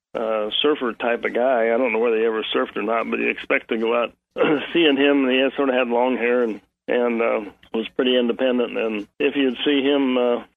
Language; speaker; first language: English; native; English